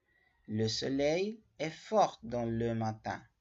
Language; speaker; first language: French; non-native, learner; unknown